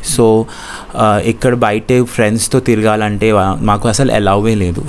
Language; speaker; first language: Telugu; non-native, local second language; Bangla